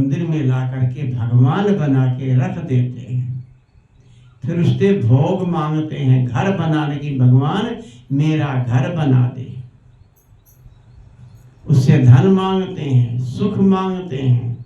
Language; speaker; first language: Hindi; native; Hindi